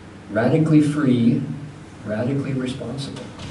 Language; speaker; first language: English; native; English